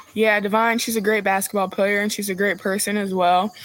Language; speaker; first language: English; native; English